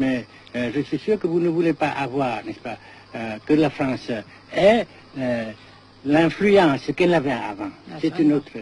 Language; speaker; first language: French; non-native, local second language; Vietnamese